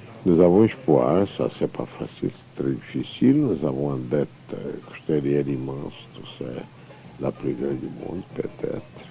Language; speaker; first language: French; non-native, fluent; Portuguese